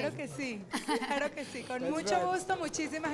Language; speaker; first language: Spanish; native; Spanish